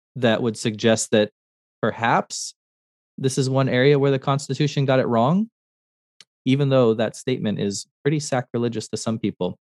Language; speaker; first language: English; native; English